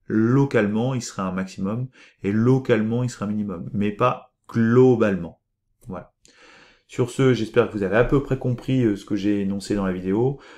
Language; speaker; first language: French; native; French